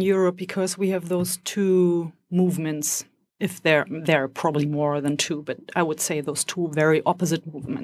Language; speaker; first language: English; non-native, fluent; German